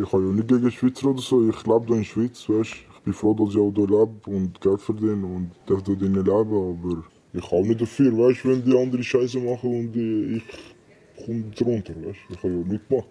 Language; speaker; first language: German; non-native, fluent; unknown